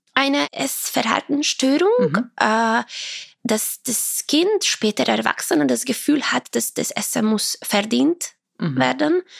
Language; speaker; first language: German; non-native, fluent; Croatian